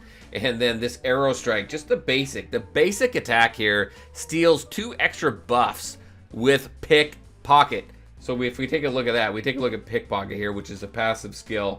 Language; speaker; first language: English; native; English